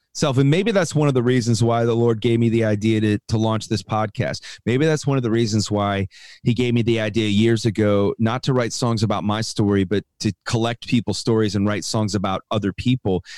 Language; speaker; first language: English; native; English